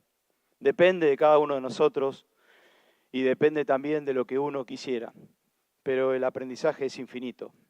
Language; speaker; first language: Spanish; native; Spanish